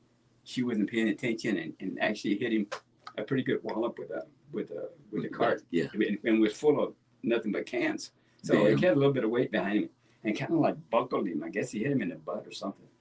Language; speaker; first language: English; native; English